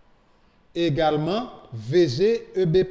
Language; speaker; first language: French; non-native, local second language; Haitian Creole